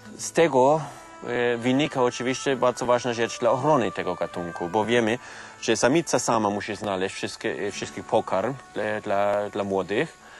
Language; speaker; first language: Polish; non-native, fluent; German